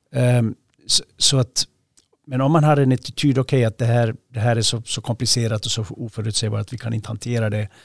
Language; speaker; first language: Swedish; native; Swedish